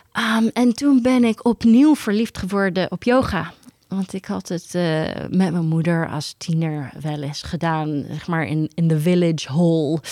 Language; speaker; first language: Dutch; early bilingual, heritage; Dutch